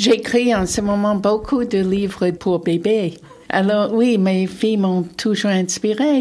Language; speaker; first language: French; non-native, fluent; English